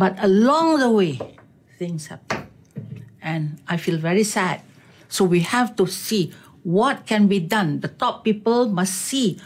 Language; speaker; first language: English; non-native, local second language; Malay